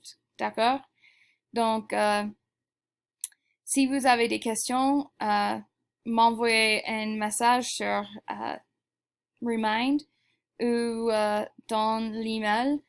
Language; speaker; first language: French; non-native, fluent; English